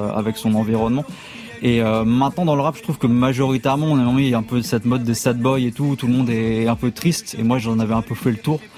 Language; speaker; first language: French; native; French